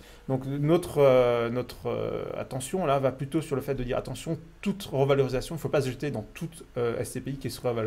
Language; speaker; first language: French; native; French